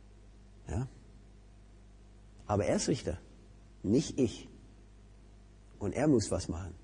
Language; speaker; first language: German; non-native, fluent; English